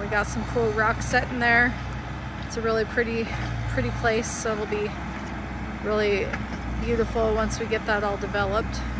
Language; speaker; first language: English; native; English